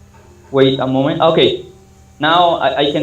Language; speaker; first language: English; non-native, learner; Spanish